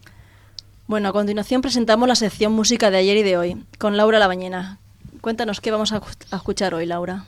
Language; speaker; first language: Spanish; native; Spanish